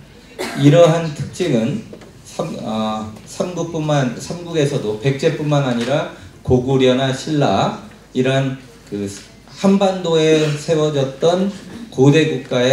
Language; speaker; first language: Korean; native; Korean